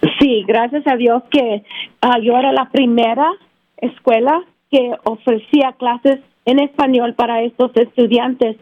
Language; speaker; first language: Spanish; early bilingual, heritage; Spanish